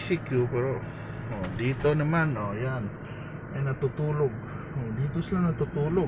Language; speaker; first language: Filipino; non-native, local second language; Cebuano